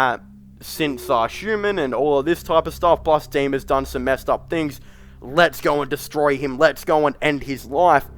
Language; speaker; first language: English; native; English